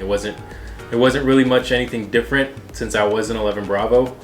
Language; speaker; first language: English; native; English